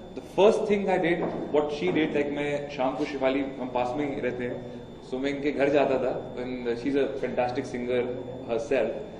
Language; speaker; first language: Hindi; native; Hindi